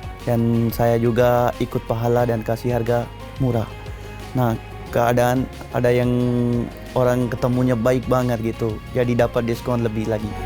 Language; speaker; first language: Indonesian; non-native, learner; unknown